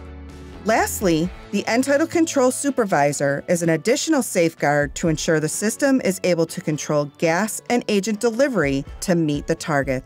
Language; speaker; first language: English; native; English